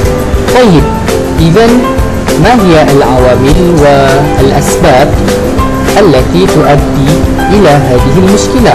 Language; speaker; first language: Arabic; non-native, learner; Malay